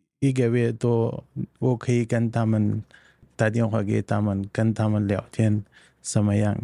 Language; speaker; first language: Chinese; non-native, learner; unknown